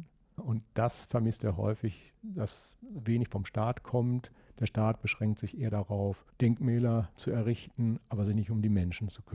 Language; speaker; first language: German; native; German